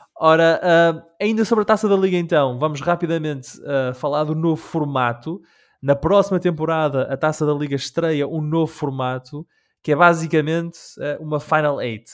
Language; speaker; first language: Portuguese; early bilingual, heritage; Portuguese